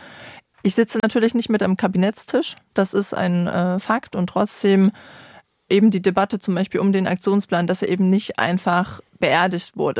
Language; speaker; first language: German; native; German